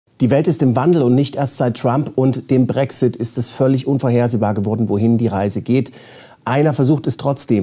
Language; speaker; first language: German; native; German